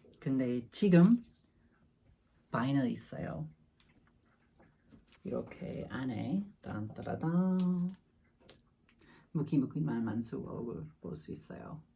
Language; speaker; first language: Korean; non-native, learner; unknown